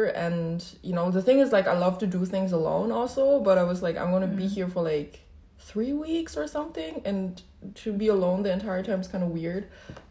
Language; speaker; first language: English; non-native, fluent; Chinese